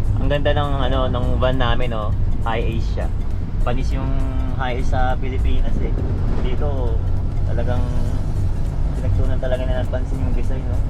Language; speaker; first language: Filipino; non-native, local second language; Iloko